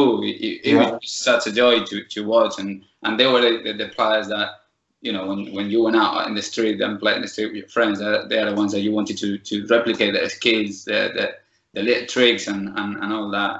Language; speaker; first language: English; non-native, fluent; Spanish